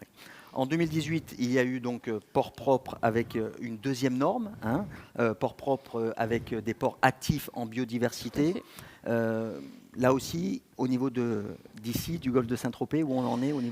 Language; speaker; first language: French; native; French